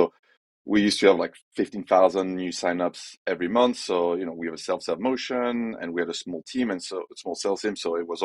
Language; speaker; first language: English; non-native, fluent; French